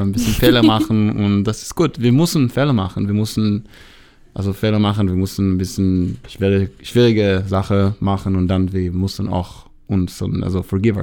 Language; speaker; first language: German; non-native, learner; Hebrew